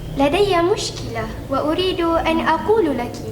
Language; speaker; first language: Arabic; non-native, learner; Malay